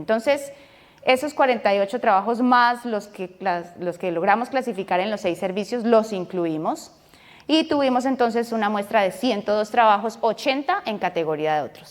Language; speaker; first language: Spanish; native; Spanish